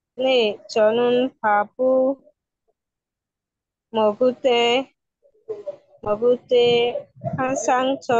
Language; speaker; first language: Korean; non-native, learner; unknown